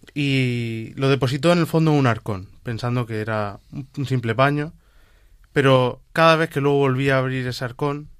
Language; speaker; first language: Spanish; native; Spanish